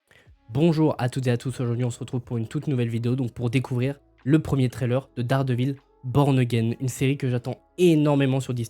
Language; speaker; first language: French; native; French